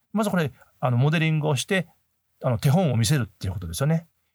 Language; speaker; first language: Japanese; native; Japanese